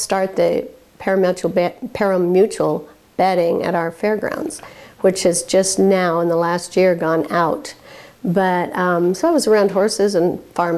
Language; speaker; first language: English; native; English